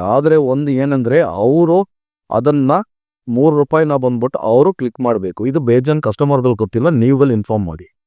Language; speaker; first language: Kannada; non-native, local second language; Tamil